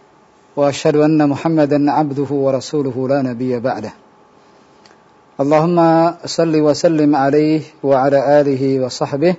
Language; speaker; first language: Arabic; non-native, fluent; Indonesian